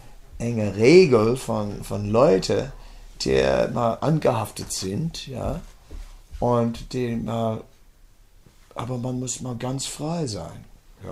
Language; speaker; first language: German; non-native, fluent; Dutch